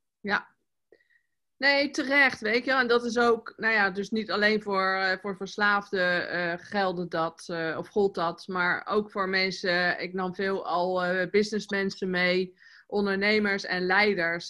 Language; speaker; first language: Dutch; native; Dutch